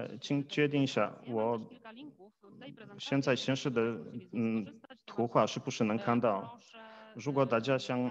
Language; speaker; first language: Chinese; non-native, fluent; Polish